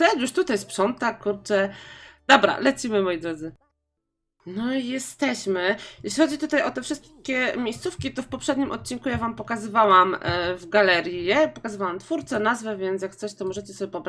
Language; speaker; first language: Polish; native; Polish